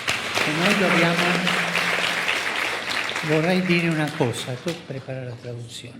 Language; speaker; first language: Italian; non-native, fluent; Spanish